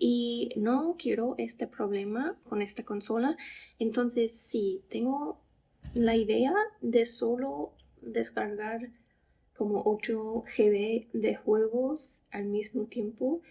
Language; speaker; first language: Spanish; non-native, fluent; English